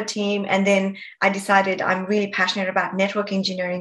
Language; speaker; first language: English; non-native, local second language; Nepali